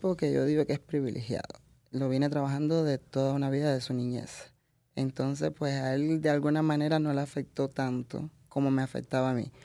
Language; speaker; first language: Spanish; native; Spanish